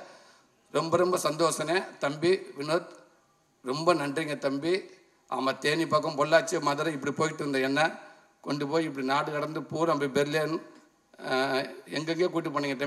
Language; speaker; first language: Tamil; native; Tamil